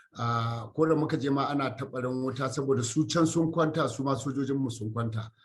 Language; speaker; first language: Hausa; native; Hausa